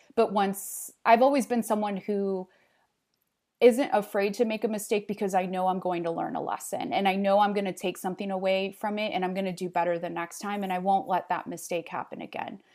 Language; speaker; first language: English; early bilingual, other home language; Spanish